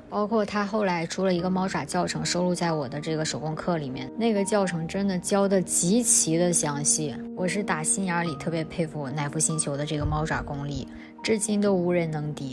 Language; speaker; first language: Chinese; native; Chinese